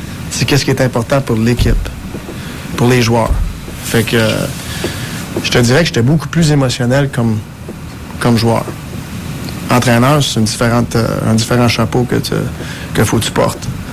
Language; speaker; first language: French; native; French